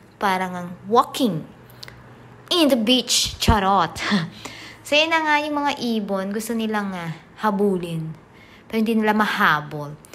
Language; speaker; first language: Filipino; native; Filipino